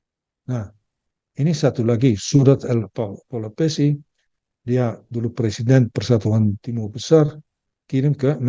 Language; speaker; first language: Indonesian; early bilingual, heritage; Dutch